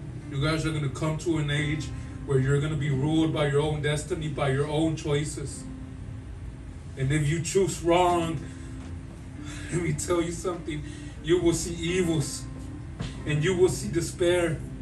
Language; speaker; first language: English; early bilingual, other home language; Spanish